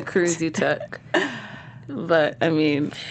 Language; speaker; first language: English; native; English